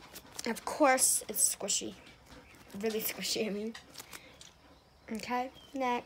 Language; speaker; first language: English; native; English